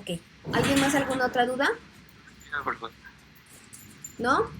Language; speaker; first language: Spanish; native; Spanish